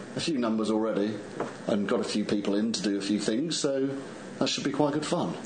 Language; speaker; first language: English; native; English